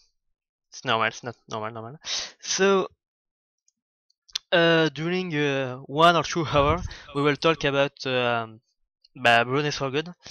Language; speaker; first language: English; non-native, learner; French